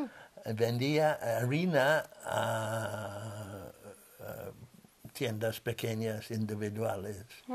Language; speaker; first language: Spanish; non-native, fluent; English